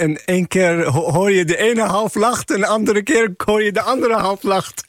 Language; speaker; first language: Dutch; non-native, fluent; Arabic